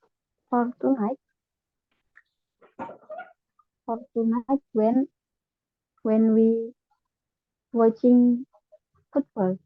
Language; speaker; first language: English; non-native, learner; Indonesian